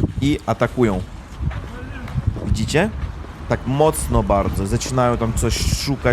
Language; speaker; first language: Polish; non-native, fluent; Russian